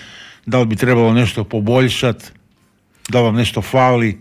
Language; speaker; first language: Croatian; native; Croatian